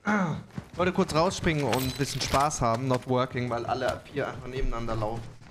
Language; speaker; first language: German; native; German